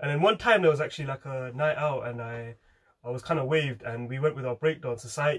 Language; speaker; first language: English; native; English